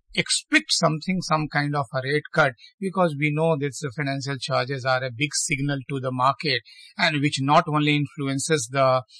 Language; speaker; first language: English; non-native, local second language; Hindi